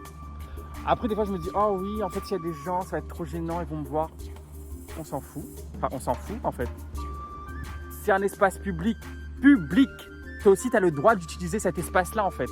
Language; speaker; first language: French; native; French